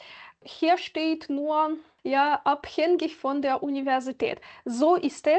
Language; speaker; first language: German; non-native, fluent; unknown